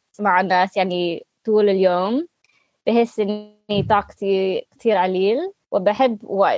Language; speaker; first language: Arabic; non-native, learner; English